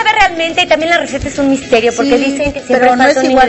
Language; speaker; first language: Spanish; native; Spanish